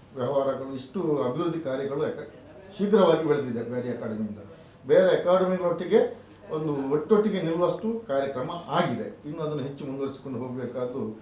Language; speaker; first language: Kannada; non-native, local second language; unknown